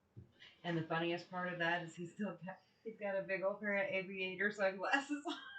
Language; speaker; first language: English; native; English